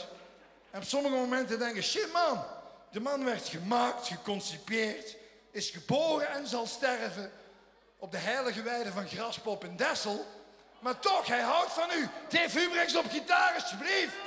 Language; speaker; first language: Dutch; native; Dutch